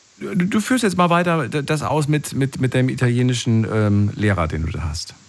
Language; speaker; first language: German; native; German